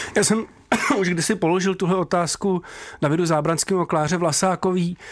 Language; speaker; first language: Czech; native; Czech